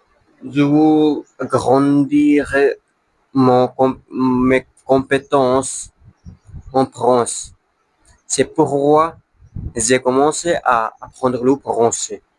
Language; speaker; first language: French; non-native, learner; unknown